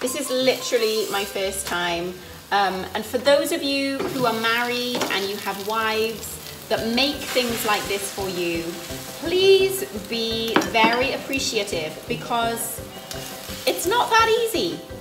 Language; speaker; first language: English; native; English